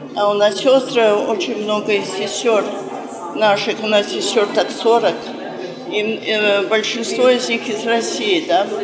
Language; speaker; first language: Russian; early bilingual, heritage; Russian